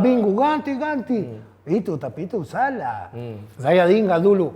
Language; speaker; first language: Indonesian; non-native, fluent; Spanish